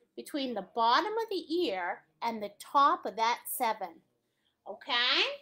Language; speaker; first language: English; native; English